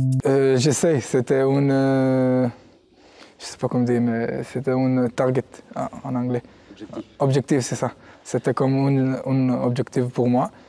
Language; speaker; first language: French; non-native, learner; Hebrew